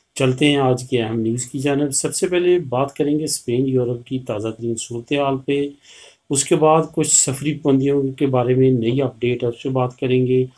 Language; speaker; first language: Urdu; native; Urdu